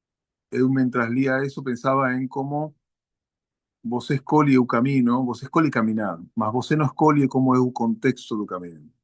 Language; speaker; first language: Portuguese; non-native, learner; Spanish